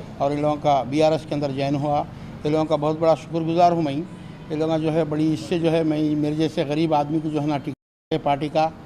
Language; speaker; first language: Urdu; native; Urdu